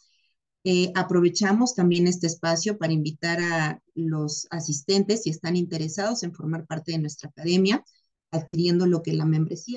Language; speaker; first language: Spanish; native; Spanish